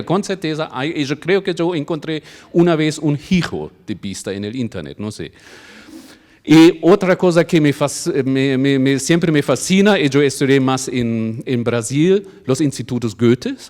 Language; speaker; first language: Spanish; non-native, fluent; German